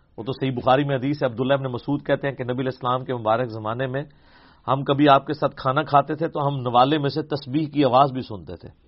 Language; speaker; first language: Urdu; non-native, local second language; Punjabi